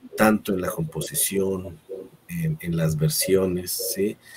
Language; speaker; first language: Spanish; native; Spanish